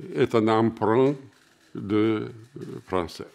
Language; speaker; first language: French; non-native, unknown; Romanian